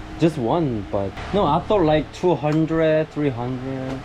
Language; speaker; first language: English; non-native, learner; Korean